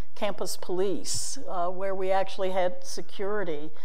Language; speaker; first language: English; native; English